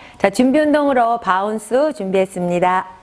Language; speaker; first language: Korean; native; Korean